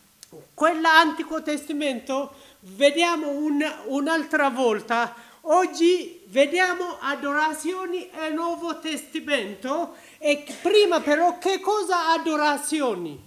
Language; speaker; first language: Italian; non-native, learner; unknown